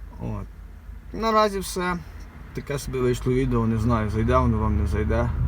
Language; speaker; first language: Ukrainian; native; Ukrainian